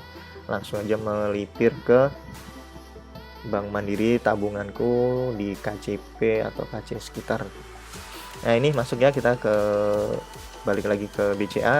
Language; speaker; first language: Indonesian; native; Indonesian